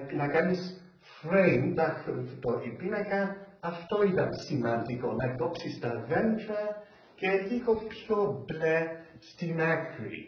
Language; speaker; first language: Greek; early bilingual, heritage; English